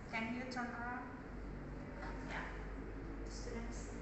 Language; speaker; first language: English; non-native, learner; Indonesian